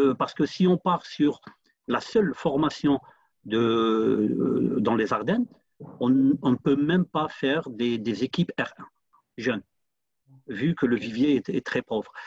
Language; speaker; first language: French; non-native, local second language; Arabic